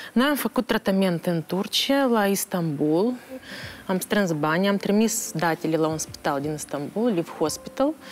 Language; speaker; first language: Romanian; non-native, local second language; Russian